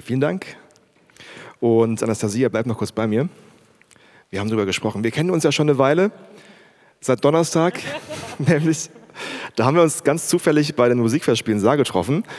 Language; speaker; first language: German; native; German